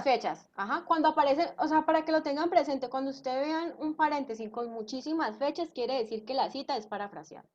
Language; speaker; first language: Spanish; native; Spanish